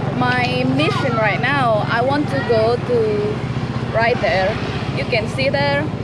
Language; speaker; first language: English; non-native, learner; Indonesian